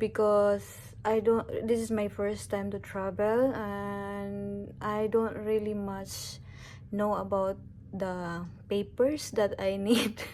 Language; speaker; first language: English; non-native, local second language; Cebuano